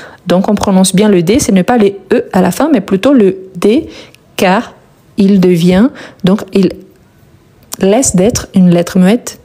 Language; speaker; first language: French; native; French